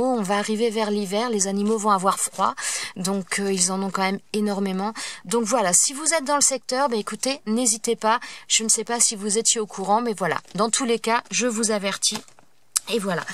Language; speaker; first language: French; native; French